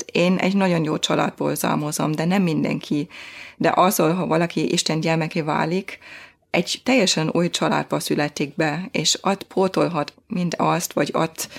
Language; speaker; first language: Hungarian; non-native, fluent; German